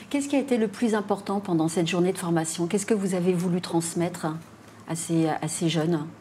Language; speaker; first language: French; native; French